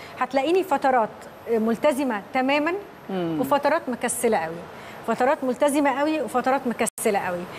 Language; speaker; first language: Arabic; native; Arabic